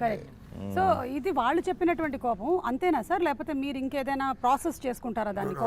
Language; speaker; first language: Telugu; native; Telugu